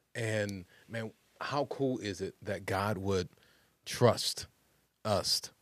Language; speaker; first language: English; native; English